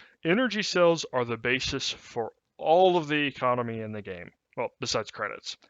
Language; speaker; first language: English; native; English